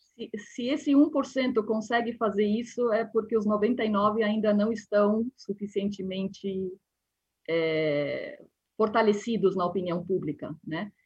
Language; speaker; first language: Portuguese; non-native, fluent; Spanish